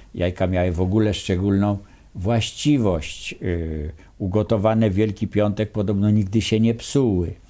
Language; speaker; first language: Polish; native; Polish